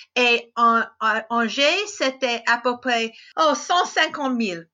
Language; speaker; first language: French; non-native, fluent; English